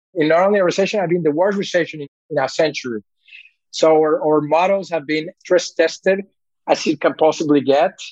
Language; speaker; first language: English; early bilingual, other home language; Spanish